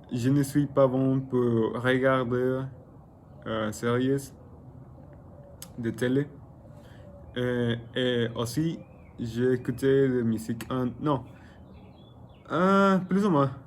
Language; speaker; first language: French; non-native, learner; Spanish